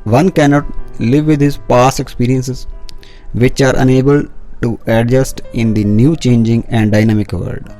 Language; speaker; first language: English; non-native, local second language; Punjabi